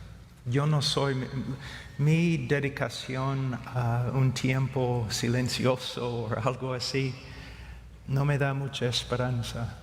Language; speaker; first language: Spanish; non-native, fluent; English